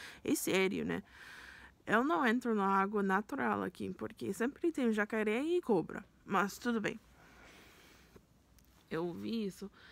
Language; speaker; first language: Portuguese; non-native, learner; English